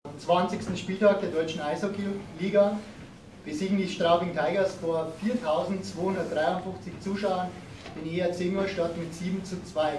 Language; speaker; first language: German; native; German